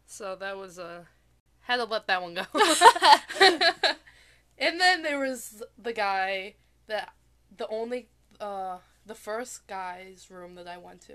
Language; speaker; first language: English; native; English